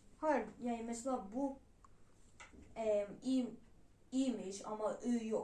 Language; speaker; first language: Turkish; non-native, learner; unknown